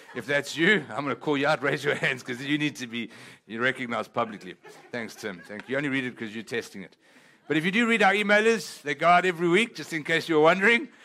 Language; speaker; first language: English; non-native, local second language; Italian